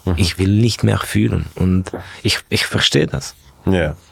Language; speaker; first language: German; non-native, fluent; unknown